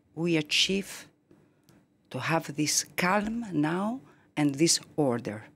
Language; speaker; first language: English; non-native, fluent; Greek